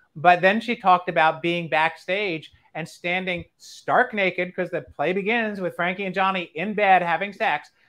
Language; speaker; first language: English; native; English